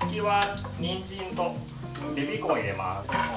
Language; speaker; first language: Japanese; non-native, learner; Thai